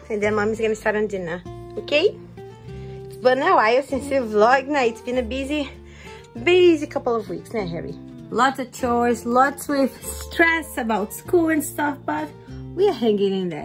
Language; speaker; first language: English; non-native, fluent; Portuguese